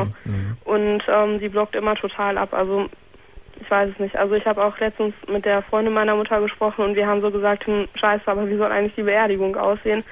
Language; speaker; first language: German; native; German